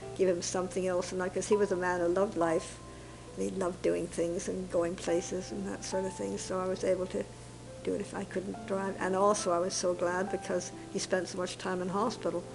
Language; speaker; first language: English; native; English